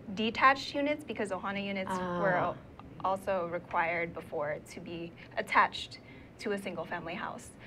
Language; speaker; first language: English; native; English